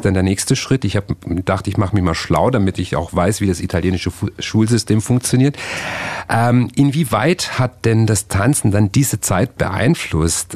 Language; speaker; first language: German; native; German